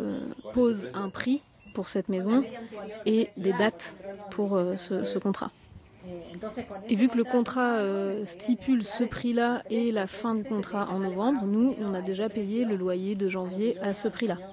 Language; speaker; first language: French; native; French